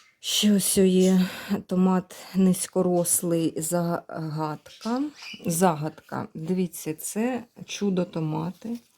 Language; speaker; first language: Ukrainian; native; Ukrainian